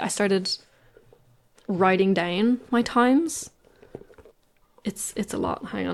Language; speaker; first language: English; native; English